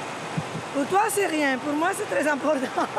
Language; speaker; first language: French; non-native, fluent; Italian